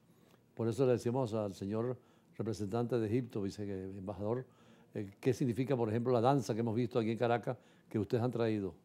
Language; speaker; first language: Spanish; native; Spanish